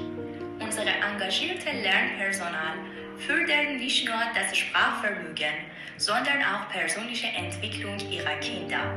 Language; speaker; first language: German; non-native, fluent; Persian